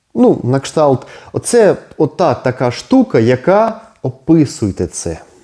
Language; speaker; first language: Ukrainian; non-native, local second language; Russian